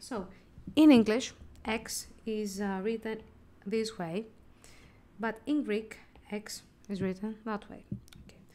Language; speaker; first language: English; non-native, fluent; Greek